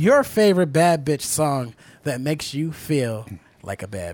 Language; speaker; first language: English; native; English